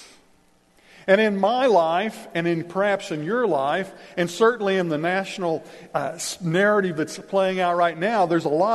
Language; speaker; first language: English; native; English